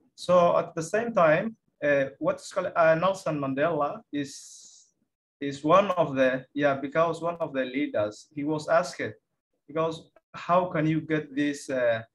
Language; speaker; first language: English; non-native, fluent; Somali